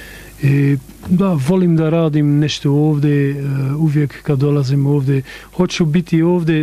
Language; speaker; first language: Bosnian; non-native, learner; English